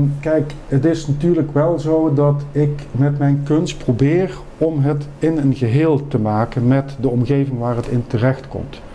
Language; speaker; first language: Dutch; native; Dutch